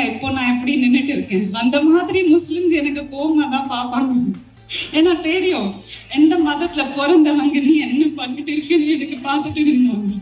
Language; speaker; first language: Tamil; non-native, fluent; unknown